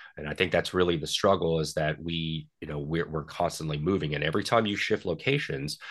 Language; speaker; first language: English; native; English